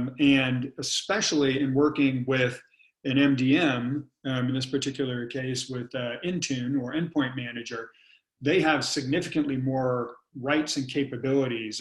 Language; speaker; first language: English; native; English